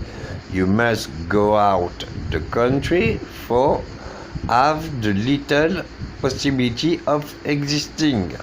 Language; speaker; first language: English; non-native, learner; French